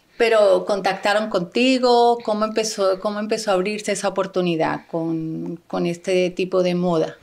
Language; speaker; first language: Spanish; native; Spanish